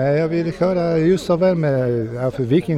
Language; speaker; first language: Swedish; non-native, fluent; Polish